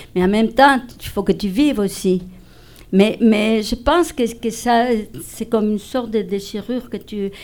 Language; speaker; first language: French; non-native, fluent; Spanish